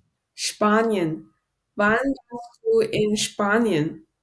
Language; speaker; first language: German; non-native, learner; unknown